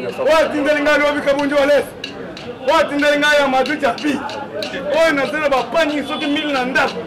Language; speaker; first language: Lingala; native; Lingala